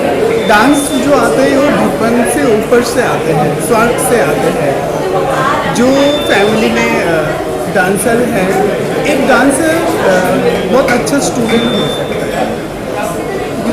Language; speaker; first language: Hindi; non-native, local second language; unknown